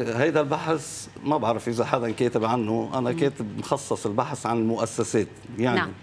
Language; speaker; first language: Arabic; native; Arabic